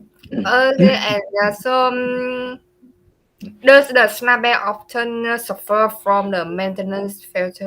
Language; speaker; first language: English; non-native, learner; Vietnamese